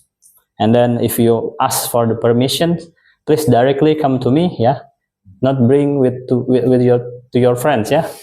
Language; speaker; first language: English; non-native, fluent; Indonesian